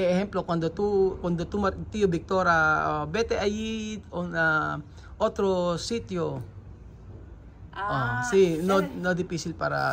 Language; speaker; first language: Spanish; non-native, learner; Filipino